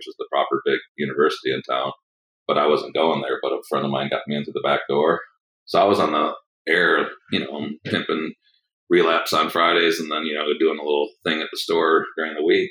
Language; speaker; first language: English; native; English